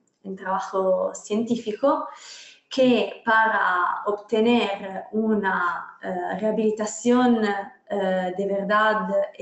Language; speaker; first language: Spanish; non-native, fluent; Italian